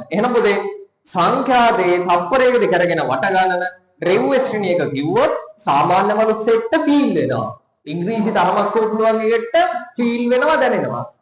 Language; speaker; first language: Sinhala; native; Sinhala